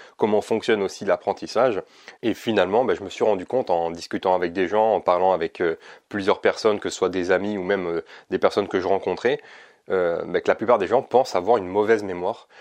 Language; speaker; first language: French; native; French